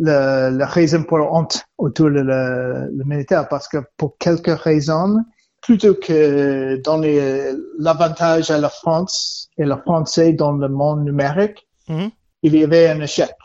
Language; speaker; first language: French; non-native, learner; English